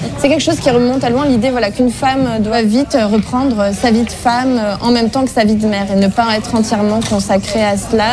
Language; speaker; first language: French; native; French